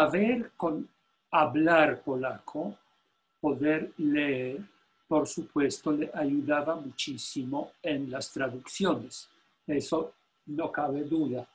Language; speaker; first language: Spanish; non-native, fluent; Polish